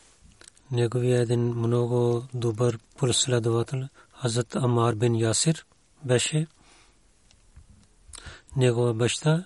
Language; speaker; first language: Bulgarian; non-native, learner; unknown